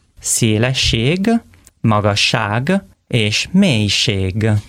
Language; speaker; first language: Hungarian; non-native, learner; Italian